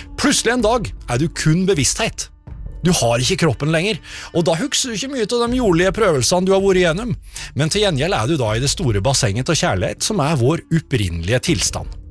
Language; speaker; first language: Norwegian; native; Norwegian